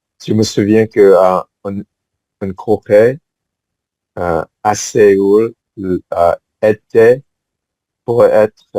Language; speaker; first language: French; non-native, fluent; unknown